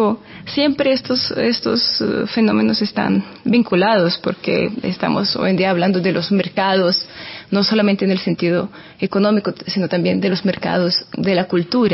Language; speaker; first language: Spanish; non-native, fluent; Russian